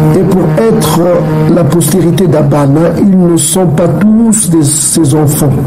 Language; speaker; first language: French; non-native, local second language; Kongo